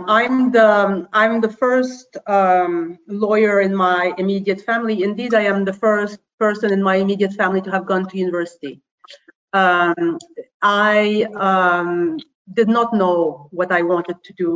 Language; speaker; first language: English; non-native, fluent; French